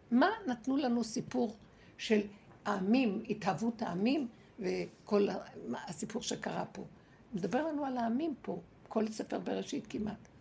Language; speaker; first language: Hebrew; native; Hebrew